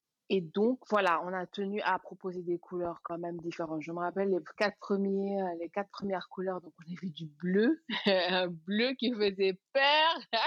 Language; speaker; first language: French; non-native, local second language; Wolof